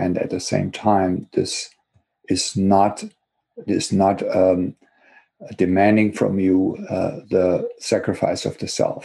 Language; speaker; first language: English; non-native, fluent; German